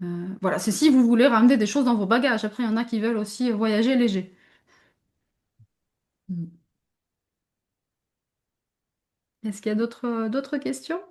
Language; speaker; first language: French; native; French